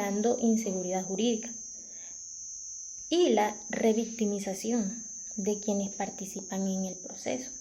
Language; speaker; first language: Spanish; native; Spanish